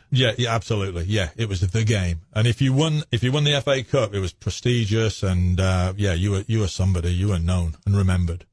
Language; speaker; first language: English; native; English